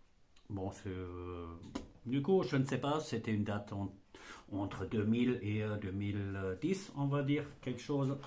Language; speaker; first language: French; non-native, fluent; German